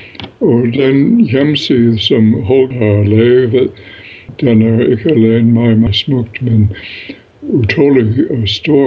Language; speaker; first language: Danish; non-native, fluent; English